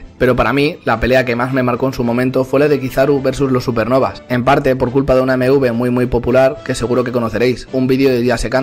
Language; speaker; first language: Spanish; native; Spanish